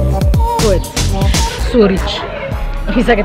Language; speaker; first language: German; early bilingual, other home language; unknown